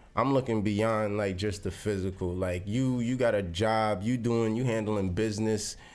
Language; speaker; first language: English; native; English